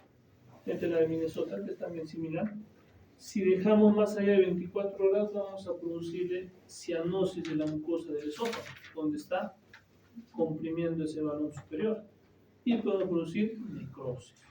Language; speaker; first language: Spanish; native; Spanish